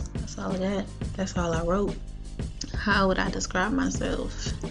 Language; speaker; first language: English; native; English